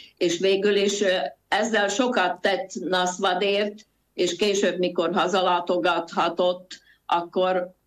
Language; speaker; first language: Hungarian; native; Hungarian